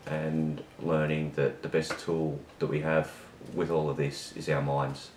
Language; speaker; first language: English; native; English